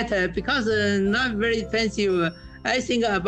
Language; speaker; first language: English; non-native, learner; Chinese